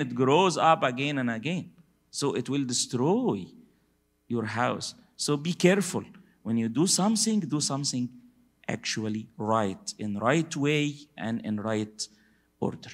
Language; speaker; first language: English; non-native, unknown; Arabic